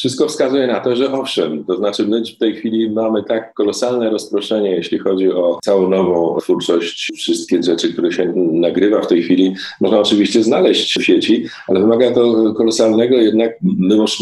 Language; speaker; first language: Polish; native; Polish